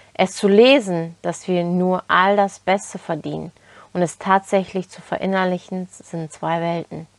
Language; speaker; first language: German; early bilingual, other home language; Turkish